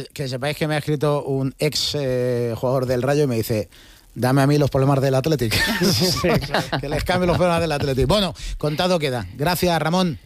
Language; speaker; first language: Spanish; native; Spanish